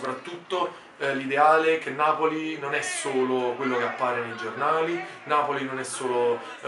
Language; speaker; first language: Italian; native; Italian